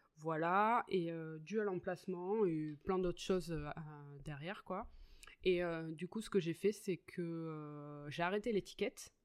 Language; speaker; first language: French; native; French